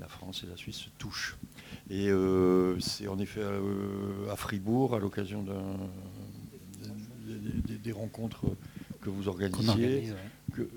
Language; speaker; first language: French; native; French